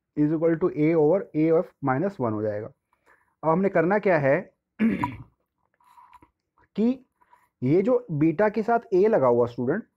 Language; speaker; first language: Hindi; native; Hindi